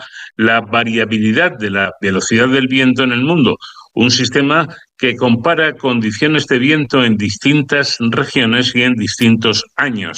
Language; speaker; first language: Spanish; native; Spanish